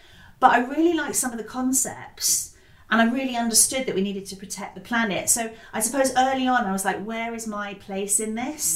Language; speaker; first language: English; native; English